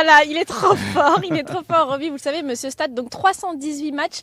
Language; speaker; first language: French; native; French